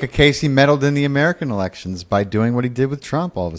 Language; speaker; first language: English; native; English